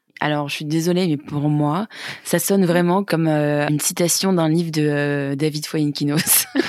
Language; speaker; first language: French; native; French